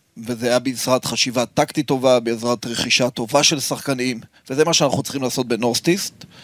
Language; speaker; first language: Hebrew; native; Hebrew